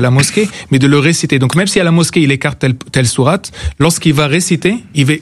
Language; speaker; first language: French; non-native, local second language; Arabic